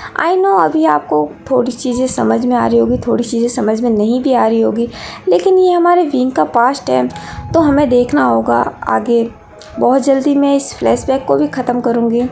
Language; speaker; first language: Hindi; native; Hindi